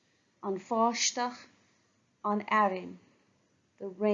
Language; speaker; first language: Irish; non-native, local second language; English